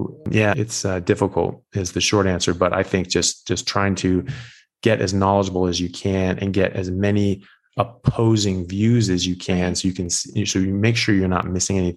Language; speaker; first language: English; native; English